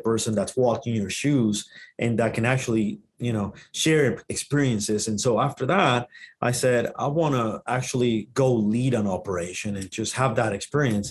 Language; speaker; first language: English; non-native, fluent; Spanish